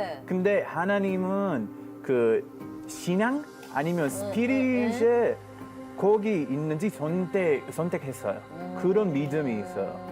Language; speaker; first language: Korean; non-native, fluent; Hebrew